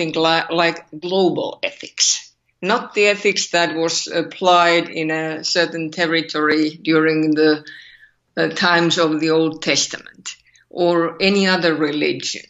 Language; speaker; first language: English; non-native, fluent; Finnish